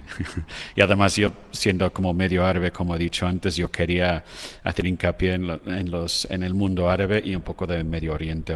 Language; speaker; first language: Spanish; non-native, fluent; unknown